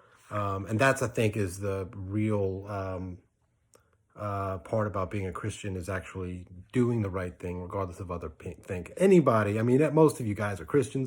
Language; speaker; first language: English; native; English